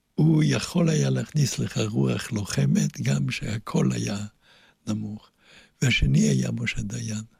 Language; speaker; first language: Hebrew; non-native, fluent; German